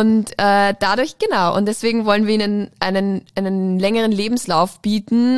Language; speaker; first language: German; native; German